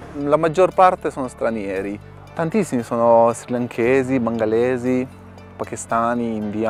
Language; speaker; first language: Italian; non-native, fluent; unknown